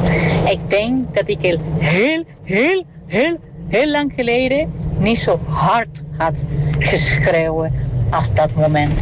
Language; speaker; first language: Dutch; non-native, local second language; Papiamento